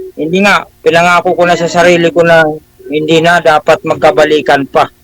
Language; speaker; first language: Filipino; native; Filipino